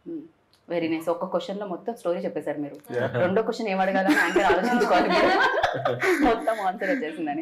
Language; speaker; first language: Telugu; native; Telugu